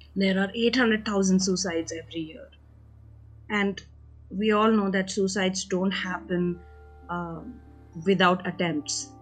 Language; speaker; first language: English; non-native, local second language; Hindi